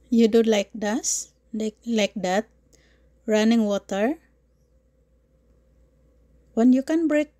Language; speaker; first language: English; non-native, learner; Filipino